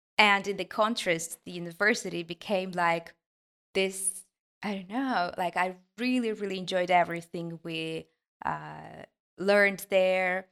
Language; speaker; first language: English; non-native, fluent; Ukrainian